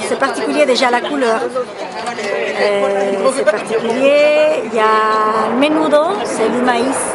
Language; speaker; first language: French; non-native, fluent; Spanish